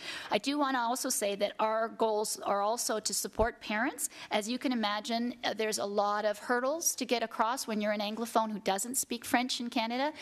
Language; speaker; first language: English; native; English